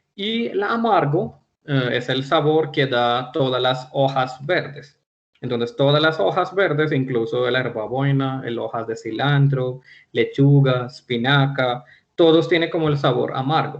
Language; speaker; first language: Spanish; non-native, fluent; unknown